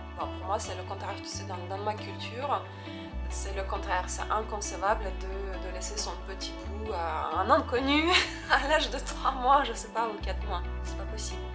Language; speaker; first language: French; non-native, fluent; Ukrainian